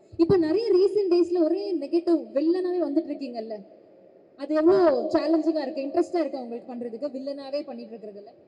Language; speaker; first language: Tamil; native; Tamil